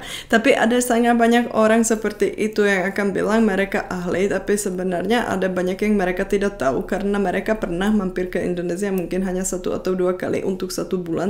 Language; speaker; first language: Indonesian; non-native, fluent; Czech